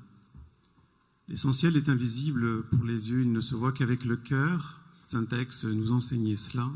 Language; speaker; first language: French; native; French